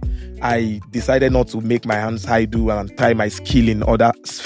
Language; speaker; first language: English; non-native, local second language; Yoruba